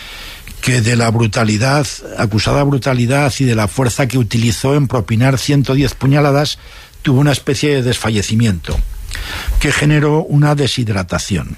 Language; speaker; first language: Spanish; native; Spanish